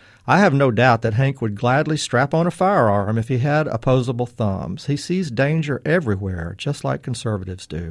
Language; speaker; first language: English; native; English